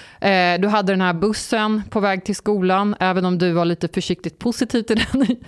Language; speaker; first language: Swedish; early bilingual, other home language; Turkish